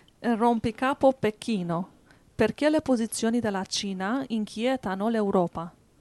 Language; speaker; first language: Italian; native; Italian